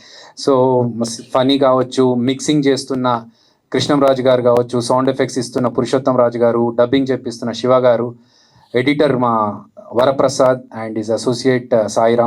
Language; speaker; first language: Telugu; native; Telugu